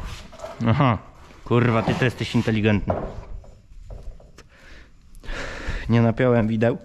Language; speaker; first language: Polish; native; Polish